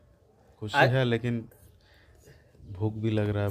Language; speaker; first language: Hindi; non-native, local second language; Bangla